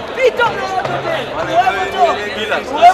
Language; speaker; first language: Hebrew; native; Hebrew